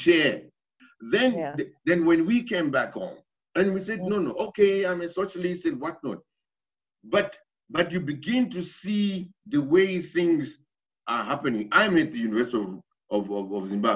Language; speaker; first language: English; non-native, local second language; Shona